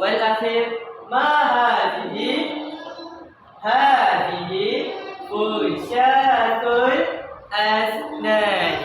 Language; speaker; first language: Arabic; non-native, learner; Malay